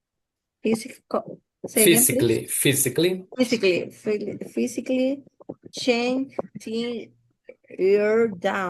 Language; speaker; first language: English; non-native, learner; Spanish